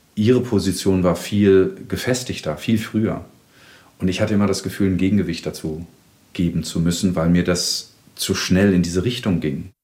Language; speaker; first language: German; native; German